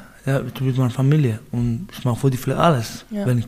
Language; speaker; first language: German; non-native, learner; Baluchi